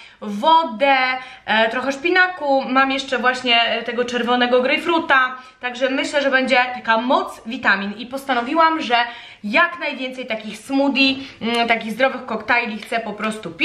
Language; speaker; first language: Polish; native; Polish